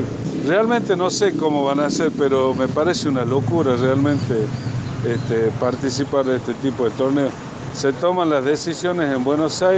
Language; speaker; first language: Spanish; native; Spanish